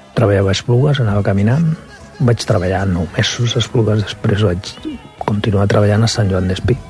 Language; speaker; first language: Catalan; non-native, local second language; Spanish